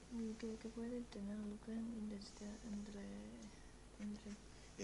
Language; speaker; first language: Spanish; non-native, fluent; Chinese